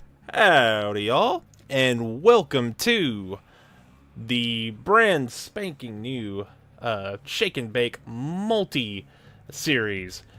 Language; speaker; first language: English; native; English